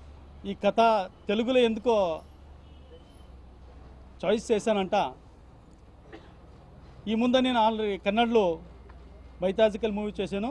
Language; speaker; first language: Telugu; non-native, learner; Kannada